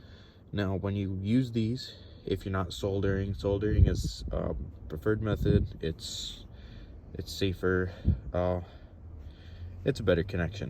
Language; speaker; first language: English; native; English